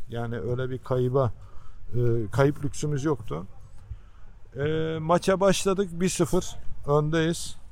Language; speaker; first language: Turkish; early bilingual, heritage; Turkish